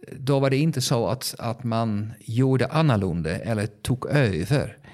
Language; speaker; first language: Swedish; non-native, fluent; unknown